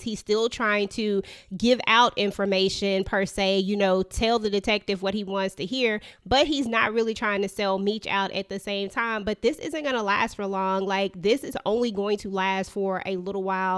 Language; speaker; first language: English; native; English